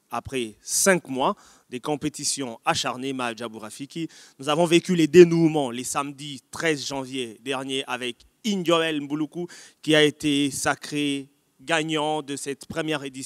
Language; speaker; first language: French; non-native, local second language; Lingala